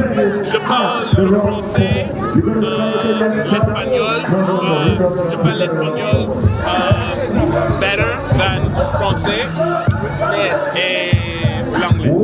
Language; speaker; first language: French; non-native, learner; English